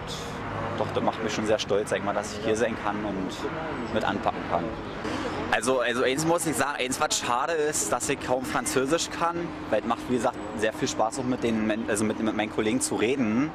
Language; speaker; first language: German; native; German